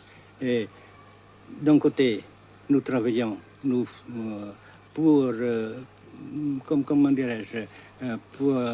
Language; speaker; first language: French; non-native, local second language; Vietnamese